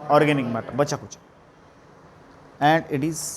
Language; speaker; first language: Hindi; non-native, local second language; Marathi